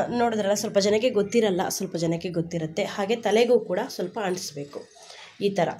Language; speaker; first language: Kannada; non-native, local second language; Telugu